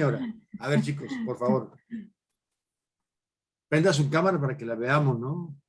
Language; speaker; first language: Spanish; native; Spanish